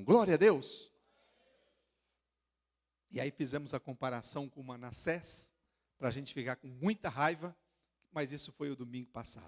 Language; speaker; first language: Portuguese; native; Portuguese